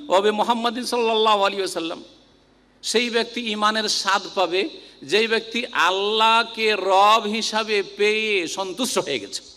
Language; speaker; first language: Bangla; native; Bangla